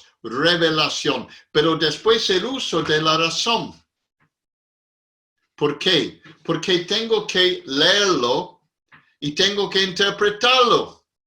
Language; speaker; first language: Spanish; non-native, fluent; English